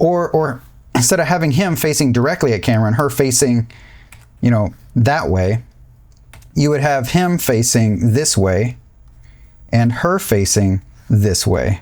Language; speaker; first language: English; native; English